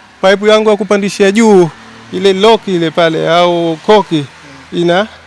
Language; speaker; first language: Swahili; native; Swahili